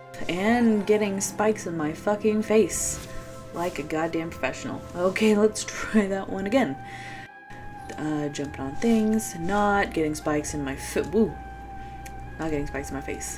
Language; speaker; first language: English; native; English